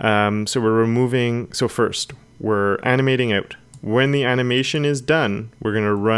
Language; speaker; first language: English; native; English